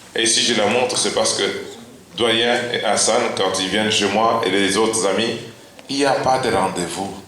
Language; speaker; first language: French; non-native, local second language; Luba-Lulua